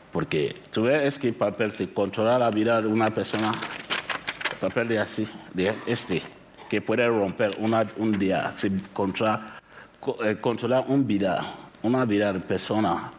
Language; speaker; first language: Spanish; non-native, learner; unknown